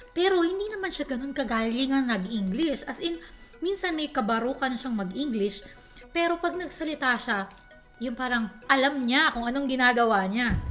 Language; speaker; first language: Filipino; native; Filipino